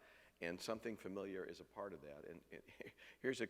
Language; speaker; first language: English; native; English